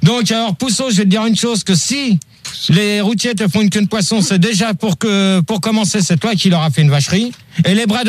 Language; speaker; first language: French; native; French